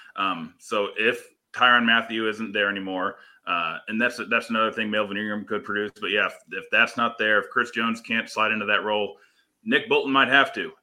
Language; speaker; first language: English; native; English